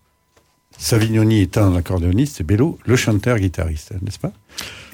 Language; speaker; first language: French; native; French